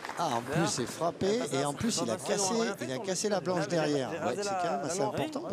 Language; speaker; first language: French; native; French